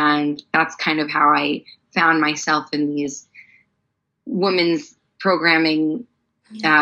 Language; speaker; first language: English; native; English